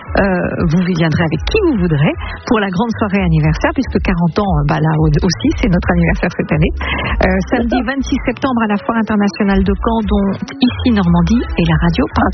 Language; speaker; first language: French; native; French